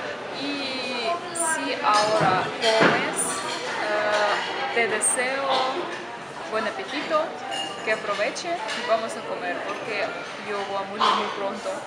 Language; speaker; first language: Spanish; non-native, fluent; Russian